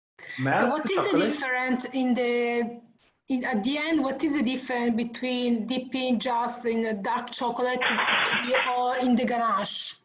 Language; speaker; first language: English; non-native, learner; Italian